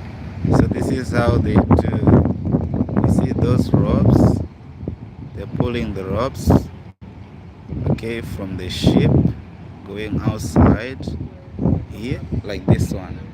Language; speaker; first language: English; non-native, local second language; Shona